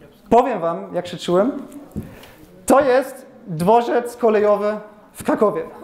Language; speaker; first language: Polish; non-native, fluent; German